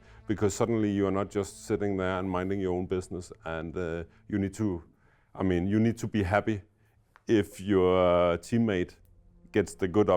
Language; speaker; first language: English; non-native, fluent; Danish